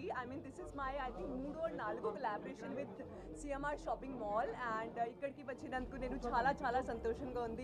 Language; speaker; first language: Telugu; non-native, learner; Hindi